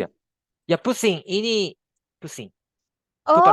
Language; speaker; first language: Indonesian; non-native, fluent; Japanese